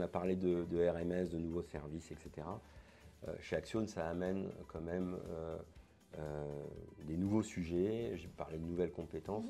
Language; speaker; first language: French; native; French